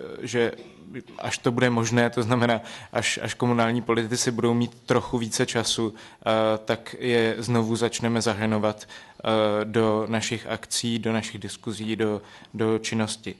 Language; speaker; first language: Czech; native; Czech